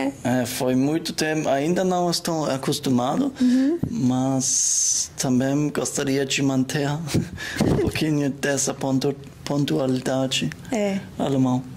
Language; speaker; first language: Portuguese; non-native, learner; German